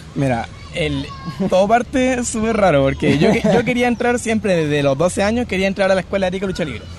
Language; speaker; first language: Spanish; native; Spanish